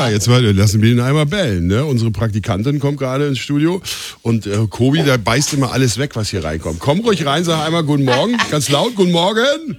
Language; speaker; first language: German; native; German